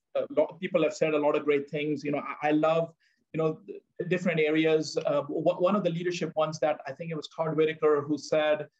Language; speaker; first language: English; non-native, local second language; Punjabi